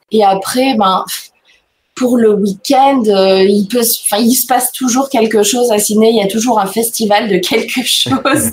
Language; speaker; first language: French; native; French